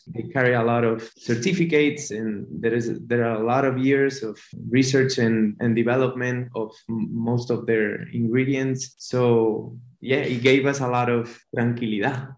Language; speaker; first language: English; non-native, fluent; Spanish